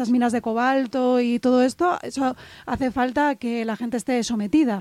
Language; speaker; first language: Spanish; native; Spanish